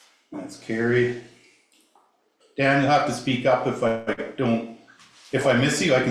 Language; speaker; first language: English; native; English